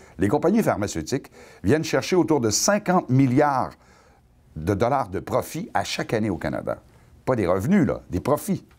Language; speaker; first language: French; native; French